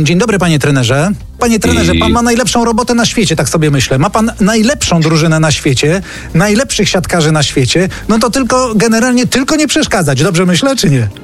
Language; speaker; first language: Polish; native; Polish